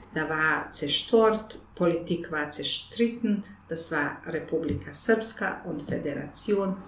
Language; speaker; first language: German; non-native, fluent; Bosnian